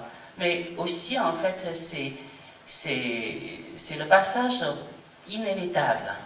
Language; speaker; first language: French; non-native, fluent; Chinese